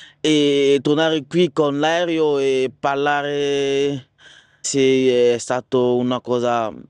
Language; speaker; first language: Italian; non-native, learner; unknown